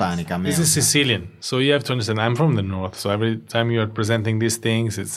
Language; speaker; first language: English; non-native, fluent; Italian